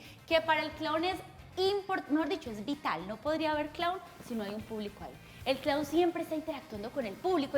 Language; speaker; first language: Spanish; native; Spanish